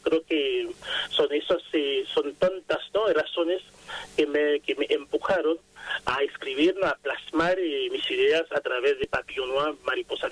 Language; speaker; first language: Spanish; non-native, fluent; Haitian Creole